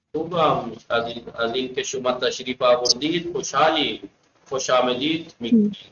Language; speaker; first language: Persian; non-native, fluent; Urdu